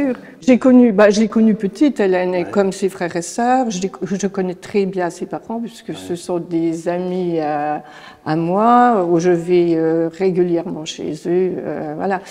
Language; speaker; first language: French; native; French